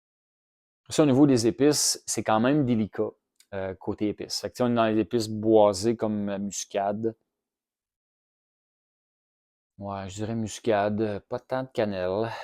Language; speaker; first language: French; native; French